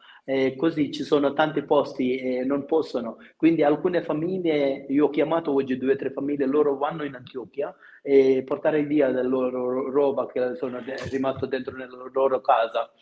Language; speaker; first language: Italian; non-native, fluent; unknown